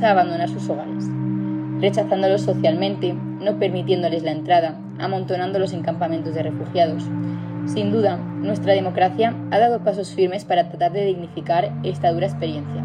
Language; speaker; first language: Spanish; native; Spanish